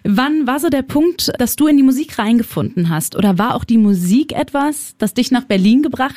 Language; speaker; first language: German; native; German